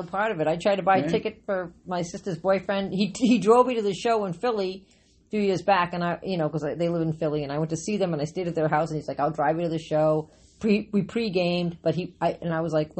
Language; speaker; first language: English; native; English